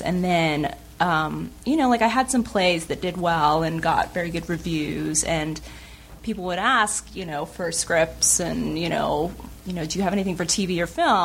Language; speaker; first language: English; native; English